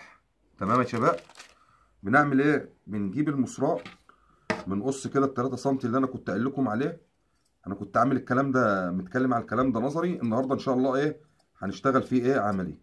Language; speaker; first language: Arabic; native; Arabic